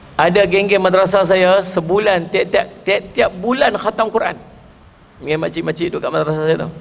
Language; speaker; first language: Malay; native; Malay